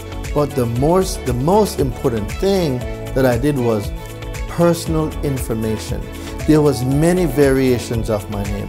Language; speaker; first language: English; native; English